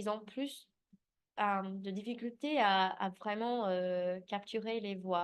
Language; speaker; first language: French; early bilingual, heritage; English